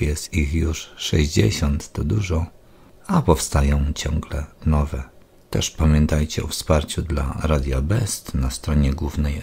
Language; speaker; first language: Polish; native; Polish